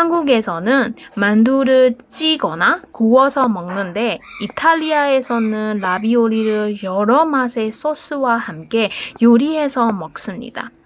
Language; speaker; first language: Korean; non-native, learner; Burmese